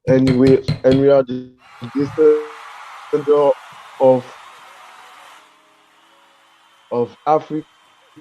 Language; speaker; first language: English; non-native, learner; French